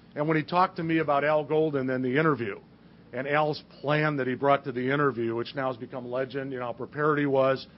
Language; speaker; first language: English; native; English